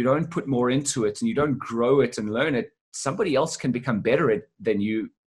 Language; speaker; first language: English; native; English